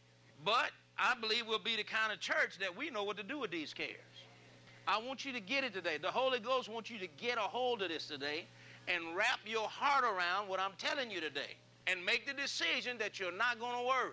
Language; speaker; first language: English; native; English